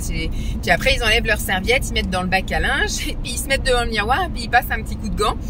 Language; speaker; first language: French; native; French